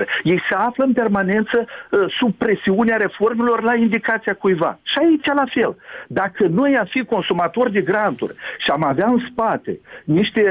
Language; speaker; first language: Romanian; native; Romanian